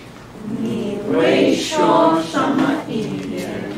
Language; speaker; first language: Chinese; non-native, learner; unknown